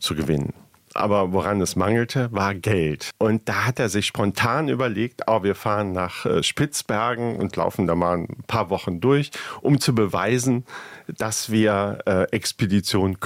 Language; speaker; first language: German; native; German